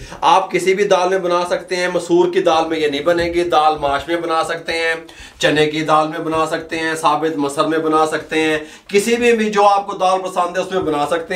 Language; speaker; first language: Hindi; non-native, local second language; Punjabi